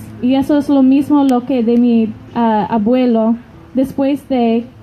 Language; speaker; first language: Spanish; non-native, learner; English